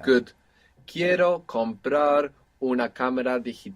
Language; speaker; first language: Spanish; non-native, fluent; English